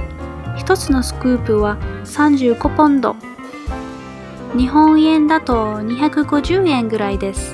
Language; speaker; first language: Japanese; non-native, fluent; Arabic